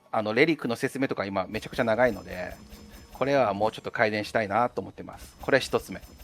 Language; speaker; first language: Japanese; non-native, fluent; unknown